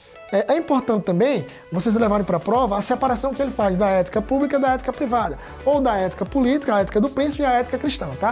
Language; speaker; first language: Portuguese; native; Portuguese